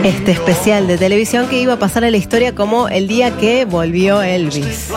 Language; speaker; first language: Spanish; native; Spanish